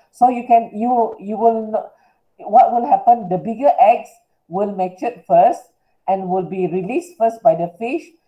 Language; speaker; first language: English; non-native, local second language; Malay